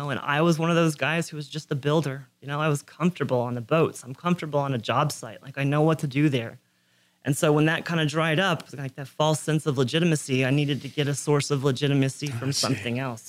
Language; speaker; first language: English; native; English